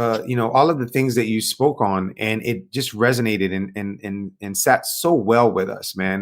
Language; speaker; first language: English; native; English